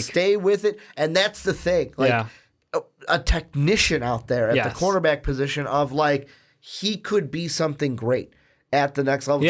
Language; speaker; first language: English; native; English